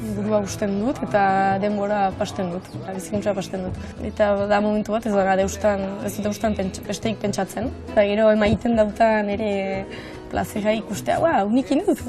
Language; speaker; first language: Basque; native; Basque